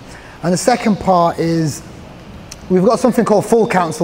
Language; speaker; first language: English; early bilingual, other home language; Somali